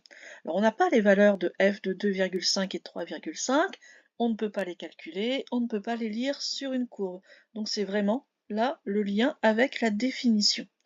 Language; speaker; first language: French; native; French